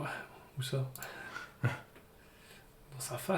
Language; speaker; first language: French; native; French